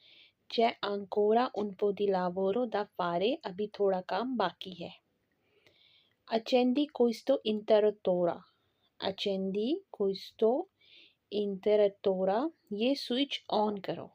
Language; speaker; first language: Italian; non-native, fluent; Urdu